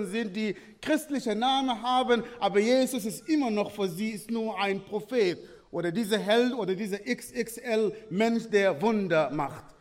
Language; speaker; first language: German; non-native, fluent; Arabic